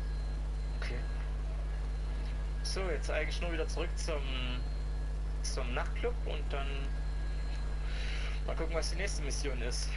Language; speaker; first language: German; native; German